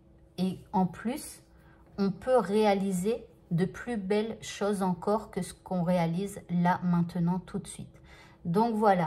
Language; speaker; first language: French; native; French